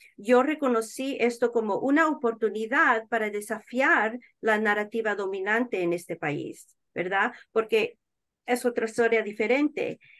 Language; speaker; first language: Spanish; early bilingual, heritage; Spanish